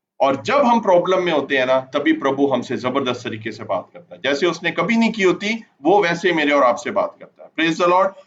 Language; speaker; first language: Urdu; non-native, local second language; Punjabi